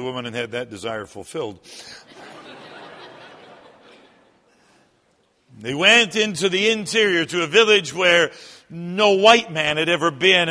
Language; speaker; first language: English; native; English